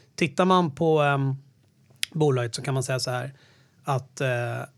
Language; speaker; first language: Swedish; native; Swedish